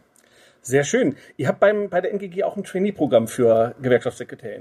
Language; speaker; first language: German; native; German